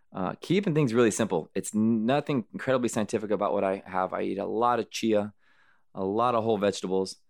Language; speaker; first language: English; native; English